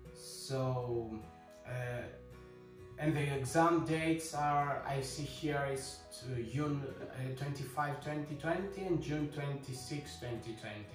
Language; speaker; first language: English; non-native, fluent; Greek